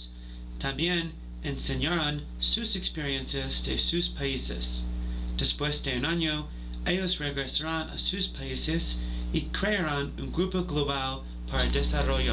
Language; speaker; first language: Spanish; non-native, fluent; English